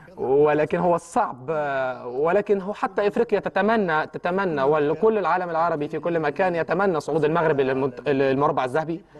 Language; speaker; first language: Arabic; early bilingual, heritage; Arabic